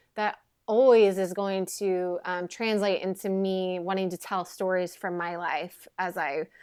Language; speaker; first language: English; native; English